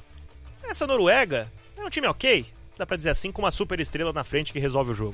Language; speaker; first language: Portuguese; native; Portuguese